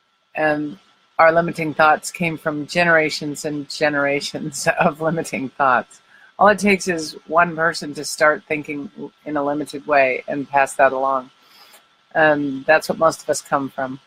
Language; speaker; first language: English; native; English